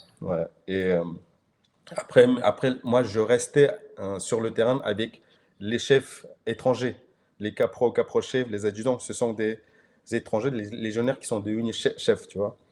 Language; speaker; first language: French; non-native, fluent; Kyrgyz